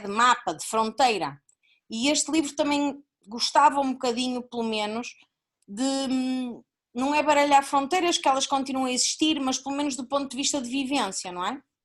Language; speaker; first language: Portuguese; native; Portuguese